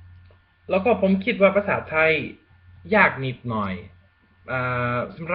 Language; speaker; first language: Thai; non-native, learner; Spanish